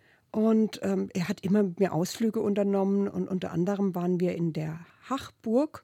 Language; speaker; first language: German; native; German